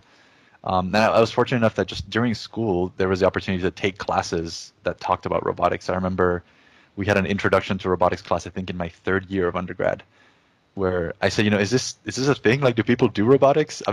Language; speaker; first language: English; early bilingual, other home language; Spanish